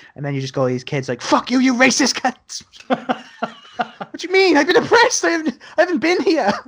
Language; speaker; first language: English; native; English